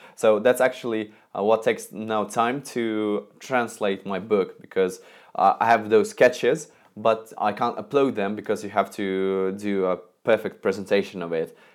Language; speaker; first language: English; non-native, fluent; Russian